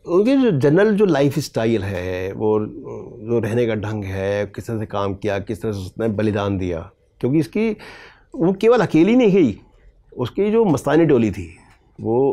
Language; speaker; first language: Hindi; native; Hindi